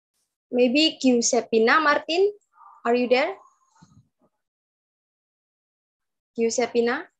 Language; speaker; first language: English; non-native, fluent; Indonesian